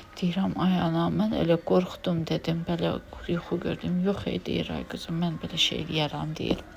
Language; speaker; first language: Azerbaijani; non-native, fluent; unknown